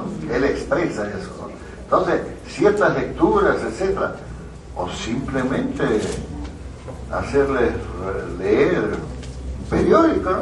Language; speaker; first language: Spanish; native; Spanish